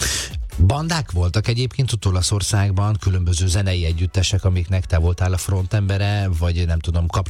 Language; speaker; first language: Hungarian; native; Hungarian